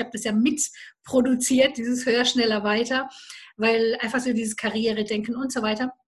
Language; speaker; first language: German; native; German